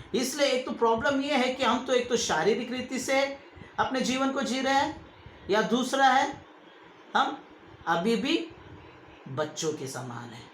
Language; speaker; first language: Hindi; non-native, local second language; Kannada